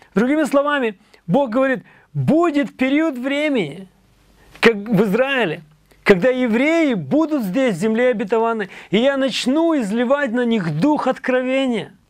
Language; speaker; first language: Russian; native; Russian